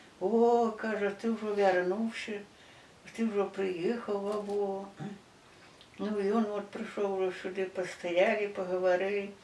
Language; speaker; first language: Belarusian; native; Belarusian